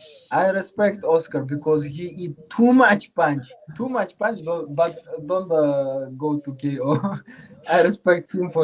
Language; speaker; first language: English; non-native, learner; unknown